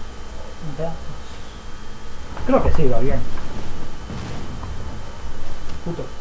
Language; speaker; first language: Spanish; native; Spanish